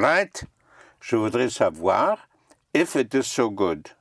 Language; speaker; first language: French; non-native, fluent; English